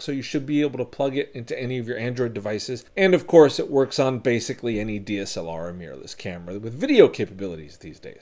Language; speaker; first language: English; native; English